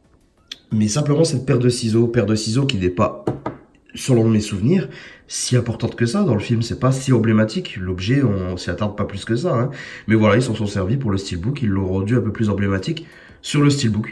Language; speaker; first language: French; native; French